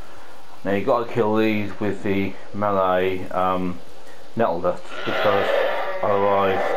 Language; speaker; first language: English; native; English